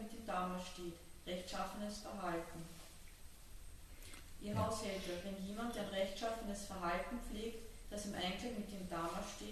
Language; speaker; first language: German; native; German